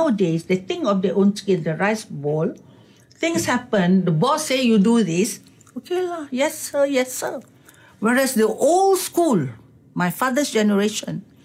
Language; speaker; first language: English; non-native, local second language; Malay